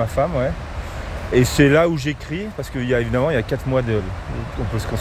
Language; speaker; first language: French; native; French